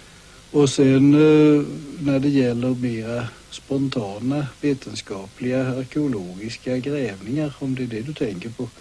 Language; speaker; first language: Swedish; native; Swedish